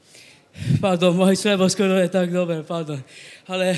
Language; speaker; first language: Slovak; early bilingual, heritage; English